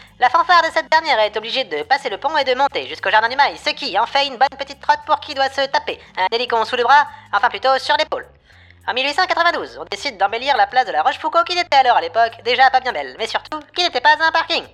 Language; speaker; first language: French; native; French